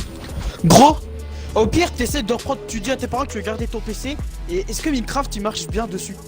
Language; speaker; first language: French; native; French